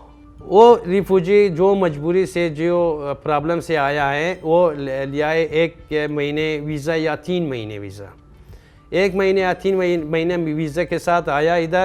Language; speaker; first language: Hindi; non-native, learner; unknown